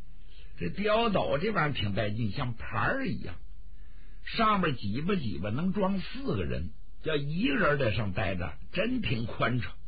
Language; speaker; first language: Chinese; native; Chinese